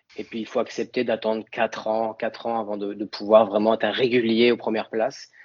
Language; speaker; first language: French; native; French